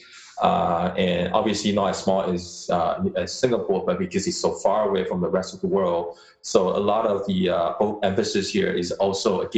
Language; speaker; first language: English; non-native, local second language; Chinese